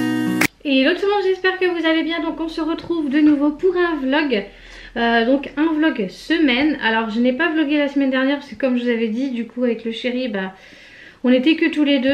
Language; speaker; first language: French; native; French